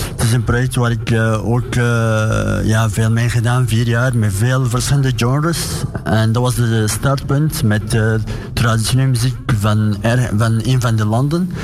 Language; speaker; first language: Dutch; non-native, learner; Arabic